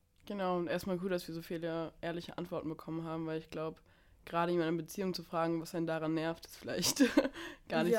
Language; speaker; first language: German; native; German